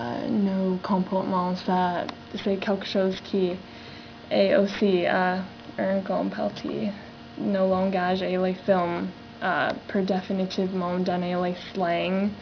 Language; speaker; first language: French; non-native, learner; English